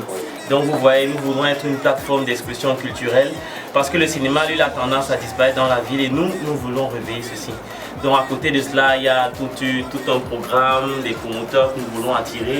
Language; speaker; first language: French; native; French